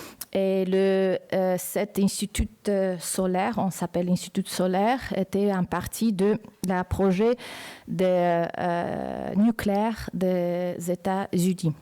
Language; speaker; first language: French; non-native, fluent; Uzbek